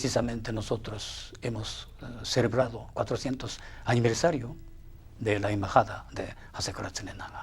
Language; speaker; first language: Spanish; non-native, fluent; Japanese